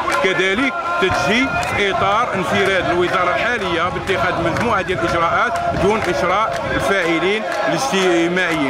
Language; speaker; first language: Arabic; native; Arabic